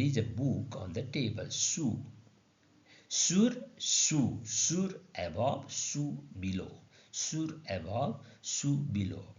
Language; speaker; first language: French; non-native, learner; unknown